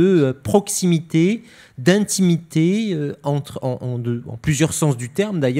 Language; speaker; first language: French; native; French